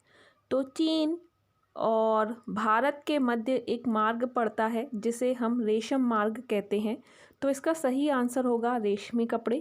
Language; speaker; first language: Hindi; native; Hindi